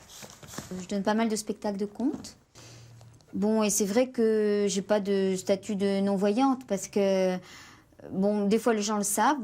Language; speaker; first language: French; native; French